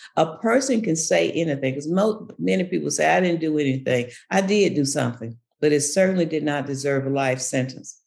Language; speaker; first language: English; native; English